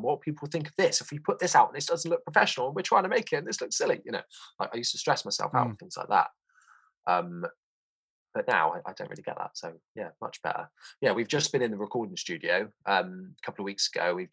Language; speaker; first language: English; native; English